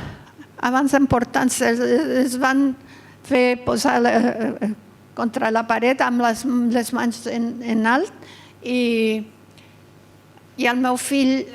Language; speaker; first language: Catalan; early bilingual, heritage; Catalan